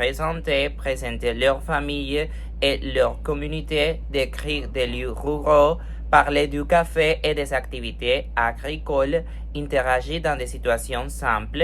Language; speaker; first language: French; non-native, fluent; Spanish